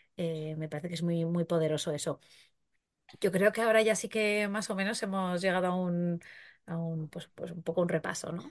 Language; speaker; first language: Spanish; native; Spanish